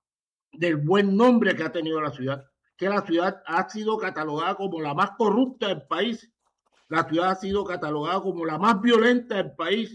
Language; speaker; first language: Spanish; native; Spanish